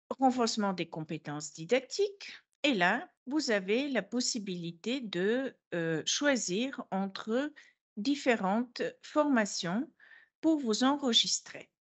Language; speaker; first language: French; non-native, fluent; Bulgarian